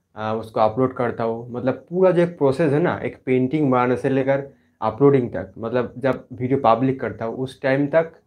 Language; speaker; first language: Hindi; non-native, local second language; Bangla